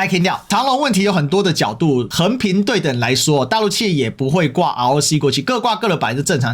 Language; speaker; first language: Chinese; native; Chinese